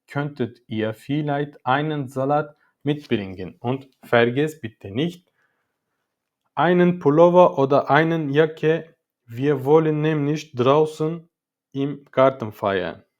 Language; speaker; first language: German; non-native, learner; Turkish